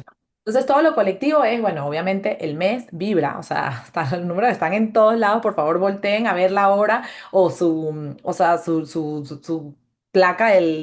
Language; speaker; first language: Spanish; native; Spanish